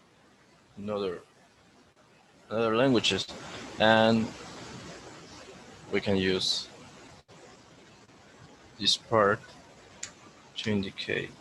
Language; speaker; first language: English; non-native, learner; Spanish